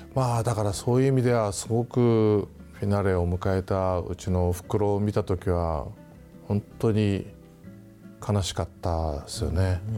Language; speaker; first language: Japanese; native; Japanese